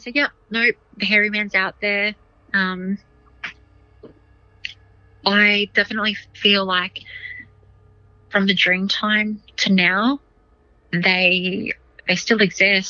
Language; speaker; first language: English; native; English